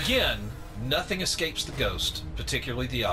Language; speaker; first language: English; native; English